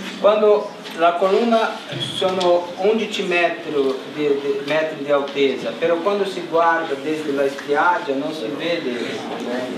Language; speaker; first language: Italian; non-native, learner; Portuguese